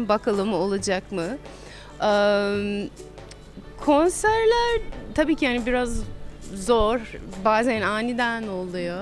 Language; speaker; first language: Turkish; non-native, fluent; English